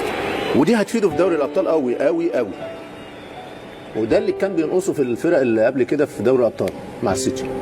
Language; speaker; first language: Arabic; native; Arabic